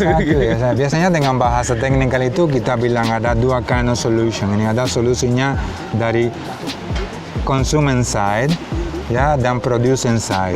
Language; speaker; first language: Indonesian; non-native, fluent; Spanish